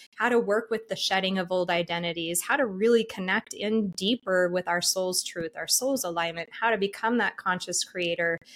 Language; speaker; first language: English; native; English